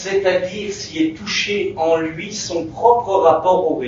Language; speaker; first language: French; native; French